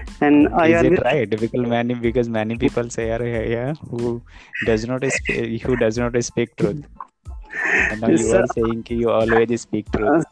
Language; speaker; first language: English; non-native, learner; Hindi